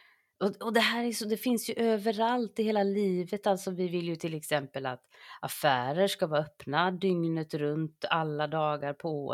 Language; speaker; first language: Swedish; native; Swedish